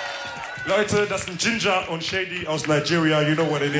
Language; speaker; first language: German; early bilingual, other home language; Wolof